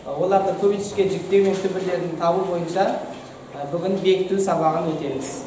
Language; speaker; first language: Kazakh; native; Kazakh